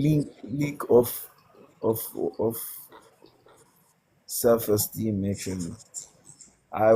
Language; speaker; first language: English; non-native, learner; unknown